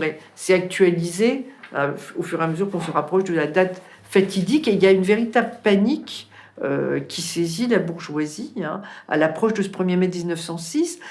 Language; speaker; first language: French; native; French